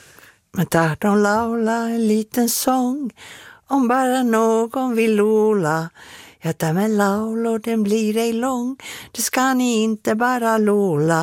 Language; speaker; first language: Swedish; native; Swedish